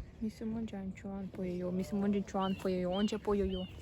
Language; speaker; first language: Korean; non-native, learner; Ukrainian